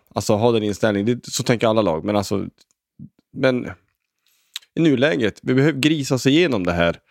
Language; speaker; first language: Swedish; native; Swedish